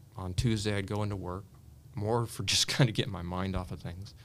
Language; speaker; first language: English; native; English